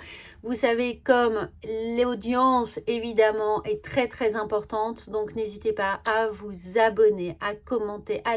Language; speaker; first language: French; native; French